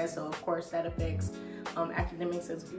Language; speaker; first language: English; native; English